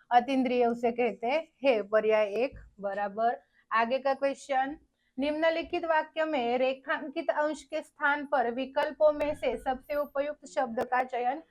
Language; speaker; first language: Hindi; non-native, local second language; Marathi